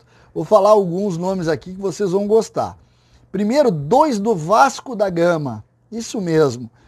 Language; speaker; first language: Portuguese; native; Portuguese